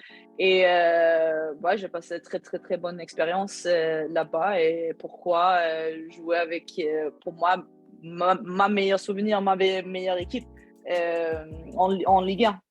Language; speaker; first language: French; non-native, learner; Swedish